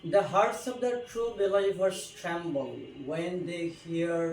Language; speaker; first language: English; non-native, local second language; Bangla